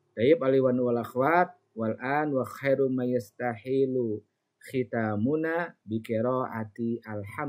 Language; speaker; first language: Arabic; non-native, learner; Indonesian